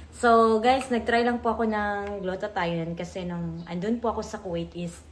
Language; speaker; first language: Filipino; non-native, local second language; Cebuano